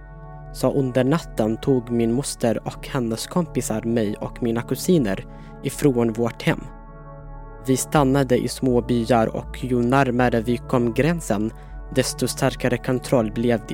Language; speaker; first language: Swedish; non-native, fluent; Tigrinya